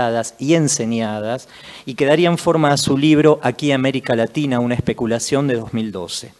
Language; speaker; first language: Spanish; native; Spanish